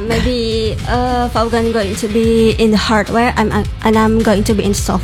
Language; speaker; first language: English; non-native, learner; Indonesian